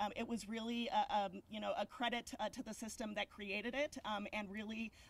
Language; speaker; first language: English; early bilingual, other home language; Spanish